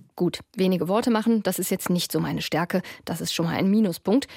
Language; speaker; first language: German; native; German